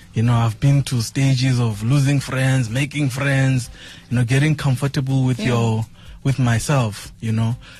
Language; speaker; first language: English; non-native, local second language; Venda